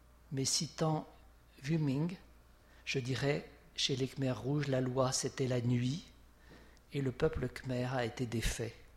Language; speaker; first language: French; native; French